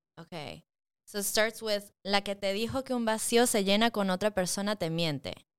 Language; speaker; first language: Spanish; early bilingual, heritage; Spanish